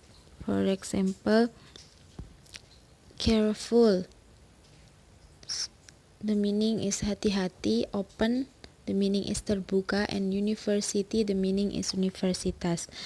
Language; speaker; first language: English; non-native, learner; Indonesian